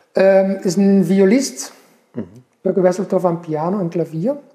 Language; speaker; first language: German; non-native, fluent; Dutch